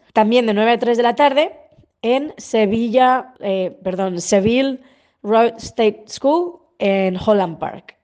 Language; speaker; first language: Spanish; native; Spanish